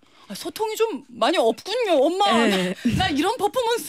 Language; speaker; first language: Korean; native; Korean